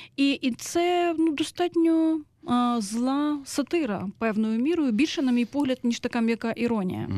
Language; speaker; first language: Ukrainian; native; Ukrainian